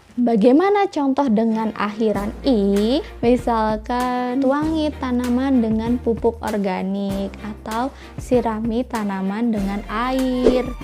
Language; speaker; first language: Indonesian; native; Indonesian